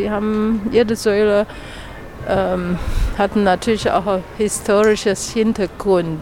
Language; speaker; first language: German; non-native, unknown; Chinese